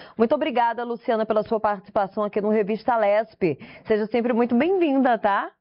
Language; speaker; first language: Portuguese; native; Portuguese